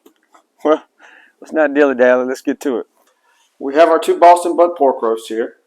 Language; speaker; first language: English; native; English